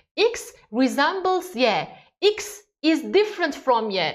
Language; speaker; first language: English; non-native, fluent; Turkish